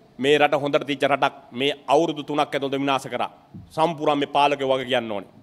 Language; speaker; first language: Sinhala; native; Sinhala